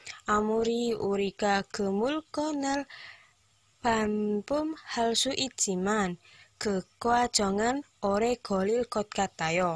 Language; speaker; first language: Korean; non-native, learner; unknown